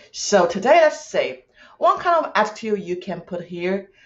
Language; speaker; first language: English; non-native, fluent; Chinese